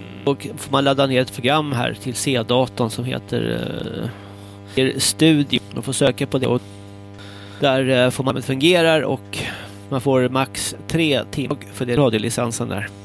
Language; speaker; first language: Swedish; native; Swedish